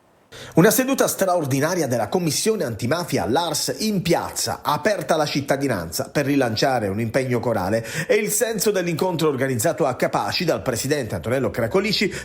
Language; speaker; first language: Italian; native; Italian